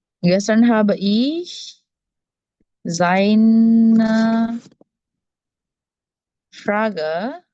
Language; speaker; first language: German; non-native, learner; Indonesian